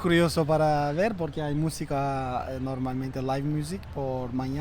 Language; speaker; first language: Spanish; non-native, fluent; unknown